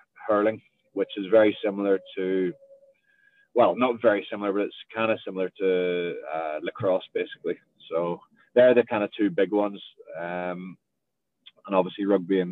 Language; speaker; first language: English; native; English